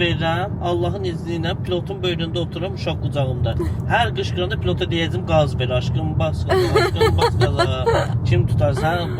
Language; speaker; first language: Azerbaijani; native; Azerbaijani